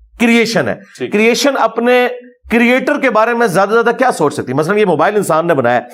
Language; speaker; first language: Urdu; native; Urdu